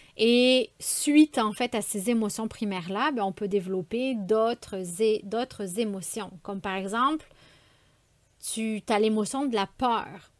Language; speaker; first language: French; native; French